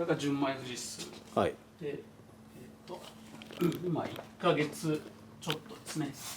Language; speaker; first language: Japanese; native; Japanese